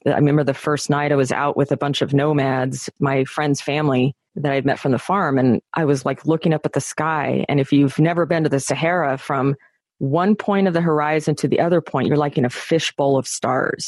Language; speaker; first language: English; native; English